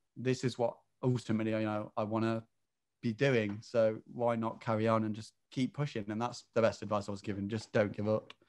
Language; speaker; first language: English; native; English